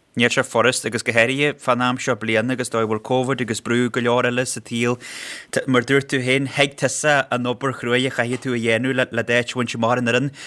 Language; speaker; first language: Irish; native; Irish